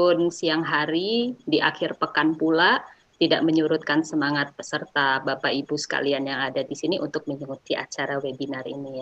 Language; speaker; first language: Indonesian; native; Indonesian